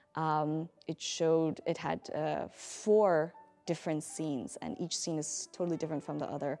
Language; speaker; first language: English; native; English